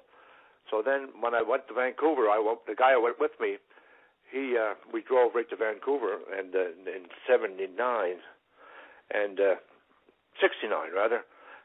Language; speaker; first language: English; native; English